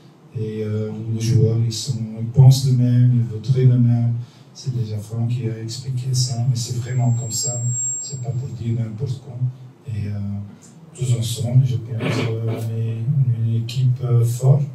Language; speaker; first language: French; non-native, local second language; Dutch